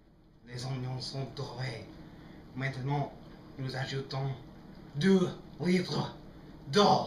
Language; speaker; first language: French; non-native, learner; English